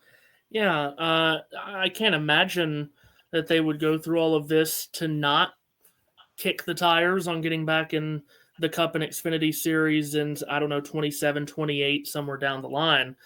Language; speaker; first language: English; native; English